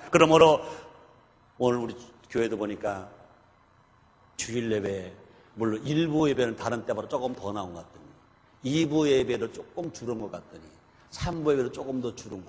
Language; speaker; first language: Korean; native; Korean